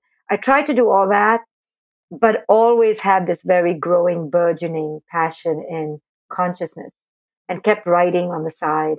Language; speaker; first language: English; non-native, local second language; Hindi